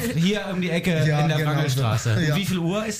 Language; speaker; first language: German; native; German